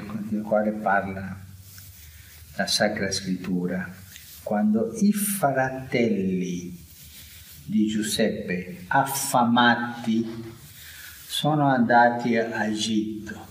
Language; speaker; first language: Italian; early bilingual, heritage; Spanish